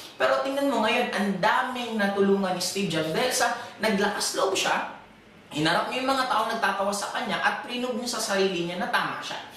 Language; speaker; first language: Filipino; non-native, local second language; Bikol